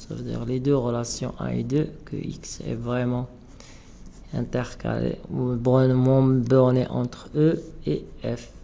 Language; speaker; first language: French; non-native, local second language; Arabic